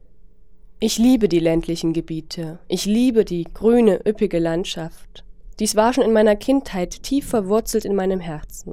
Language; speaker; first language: German; non-native, fluent; Chinese